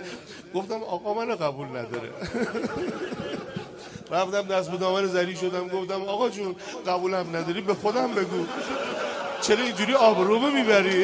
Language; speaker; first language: Persian; native; Persian